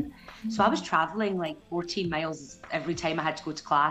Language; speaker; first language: English; native; English